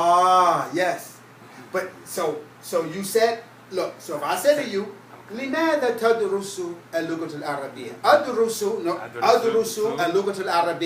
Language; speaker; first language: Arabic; non-native, fluent; English